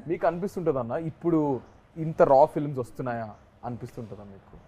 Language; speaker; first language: Telugu; native; Telugu